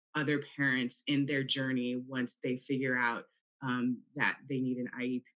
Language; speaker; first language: English; native; English